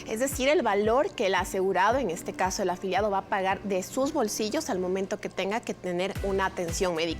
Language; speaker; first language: Spanish; native; Spanish